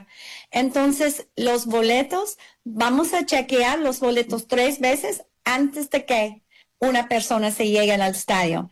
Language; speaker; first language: Spanish; early bilingual, heritage; English